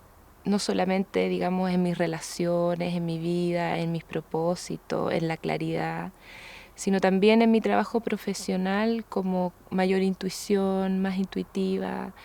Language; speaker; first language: Spanish; native; Spanish